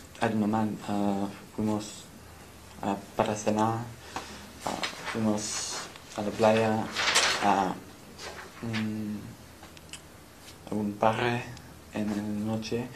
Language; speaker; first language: Spanish; non-native, learner; English